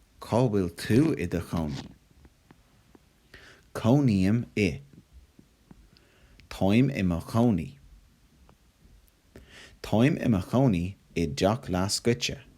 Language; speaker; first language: Irish; non-native, local second language; English